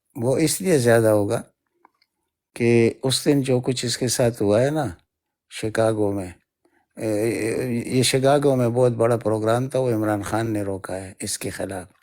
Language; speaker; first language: Urdu; non-native, local second language; Pashto